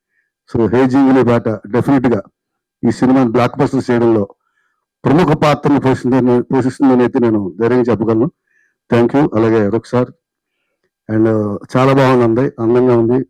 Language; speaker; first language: Telugu; native; Telugu